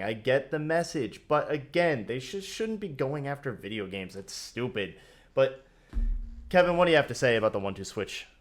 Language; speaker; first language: English; native; English